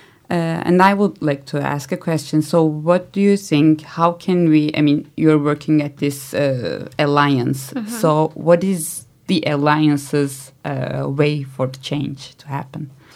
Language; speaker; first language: English; non-native, fluent; Turkish